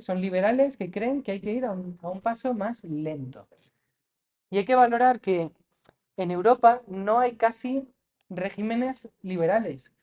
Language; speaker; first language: Spanish; native; Spanish